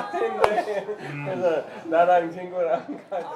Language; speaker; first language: Korean; non-native, learner; Danish